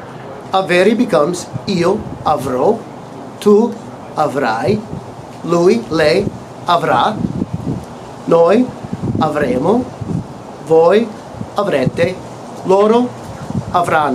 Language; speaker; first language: Italian; non-native, fluent; English